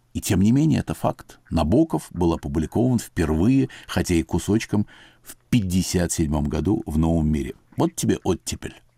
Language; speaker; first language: Russian; native; Russian